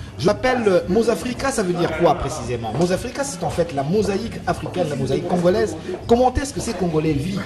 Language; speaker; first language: French; non-native, local second language; Lingala